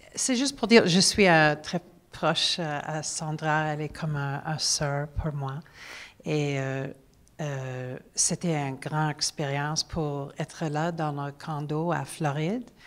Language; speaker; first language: French; non-native, learner; English